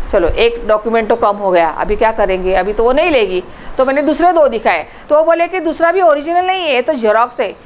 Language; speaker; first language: Hindi; non-native, local second language; Marathi